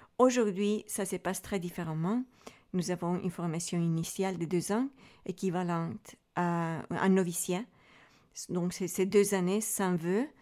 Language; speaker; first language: French; non-native, fluent; Spanish